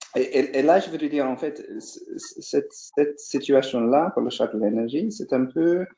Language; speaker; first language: French; non-native, fluent; English